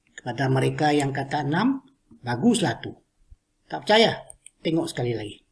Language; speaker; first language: Malay; non-native, local second language; Chinese